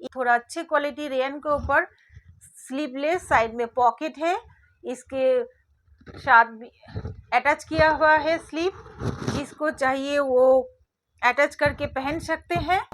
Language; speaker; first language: Hindi; non-native, local second language; Bangla